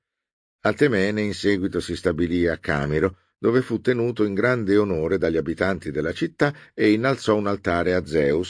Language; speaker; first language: Italian; native; Italian